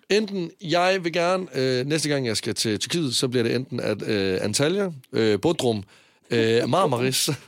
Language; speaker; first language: Danish; early bilingual, other home language; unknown